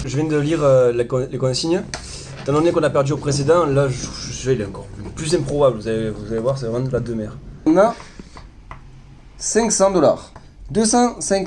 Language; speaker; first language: French; native; French